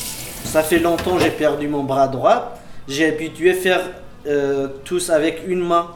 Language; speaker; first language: French; non-native, learner; Kurdish